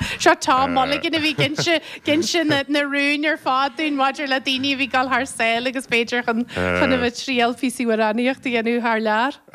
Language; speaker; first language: Irish; native; Irish